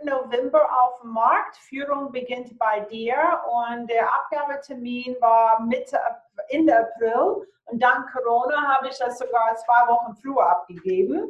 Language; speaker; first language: German; non-native, fluent; English